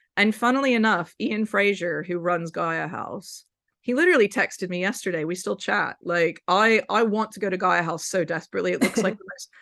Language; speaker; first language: English; native; English